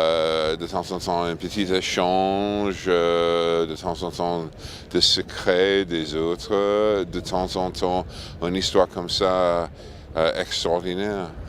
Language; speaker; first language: French; non-native, fluent; English